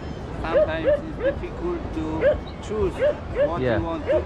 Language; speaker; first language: English; non-native, learner; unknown